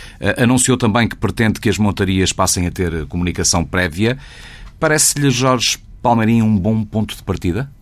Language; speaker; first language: Portuguese; native; Portuguese